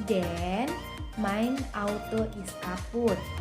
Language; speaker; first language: German; non-native, learner; Indonesian